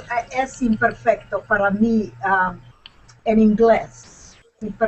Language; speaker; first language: Spanish; non-native, learner; English